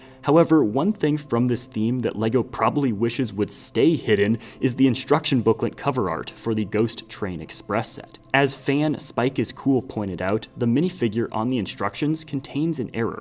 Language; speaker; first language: English; native; English